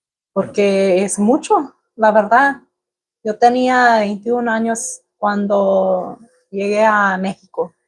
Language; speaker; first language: Spanish; non-native, learner; English